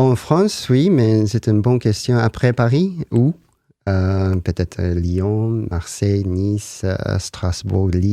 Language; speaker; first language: French; non-native, learner; Japanese